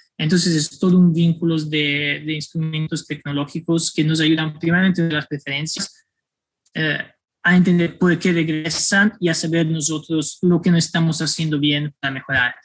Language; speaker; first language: Spanish; non-native, fluent; Italian